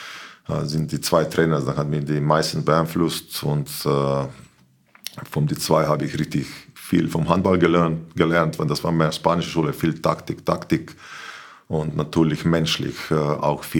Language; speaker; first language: German; non-native, learner; Slovenian